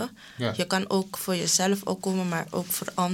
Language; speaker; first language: Dutch; non-native, local second language; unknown